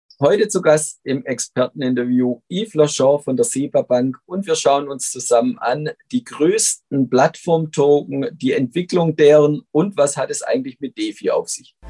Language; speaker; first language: German; native; German